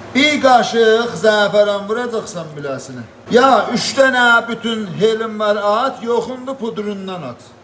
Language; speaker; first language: Azerbaijani; native; Azerbaijani